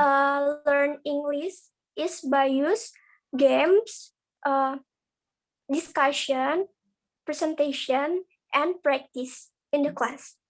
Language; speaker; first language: English; non-native, learner; Indonesian